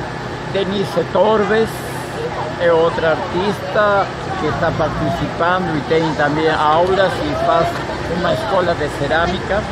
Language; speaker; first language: Portuguese; non-native, fluent; Spanish